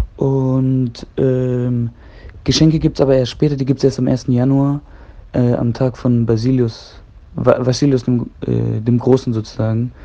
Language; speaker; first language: German; non-native, fluent; Greek